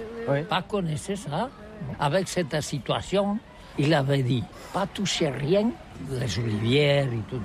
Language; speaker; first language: French; non-native, learner; Catalan